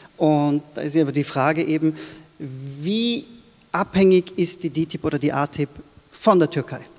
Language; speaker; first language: German; early bilingual, other home language; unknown